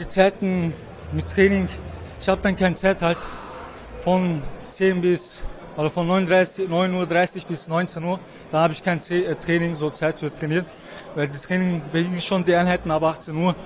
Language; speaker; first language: German; non-native, local second language; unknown